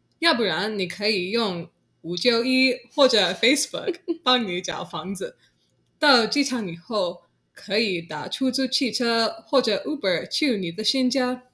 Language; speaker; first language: Chinese; non-native, learner; English